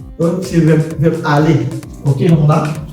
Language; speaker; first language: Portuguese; non-native, learner; Haitian Creole